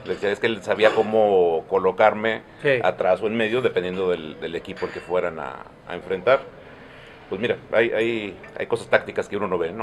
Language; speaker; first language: Spanish; native; Spanish